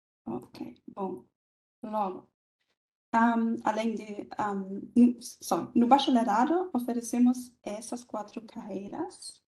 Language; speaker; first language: Portuguese; non-native, fluent; German